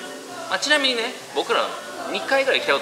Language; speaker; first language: Japanese; native; Japanese